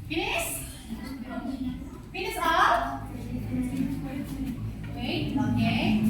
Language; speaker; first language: English; non-native, learner; Indonesian